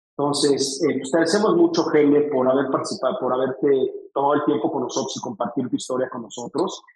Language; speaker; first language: Spanish; native; Spanish